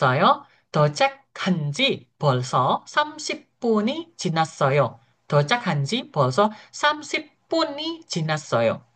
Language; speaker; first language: Korean; non-native, fluent; Indonesian